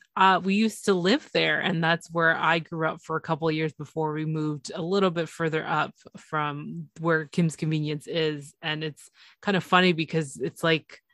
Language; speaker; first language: English; native; English